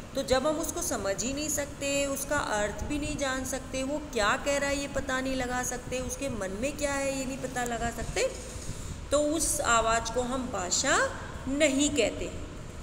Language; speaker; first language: Hindi; native; Hindi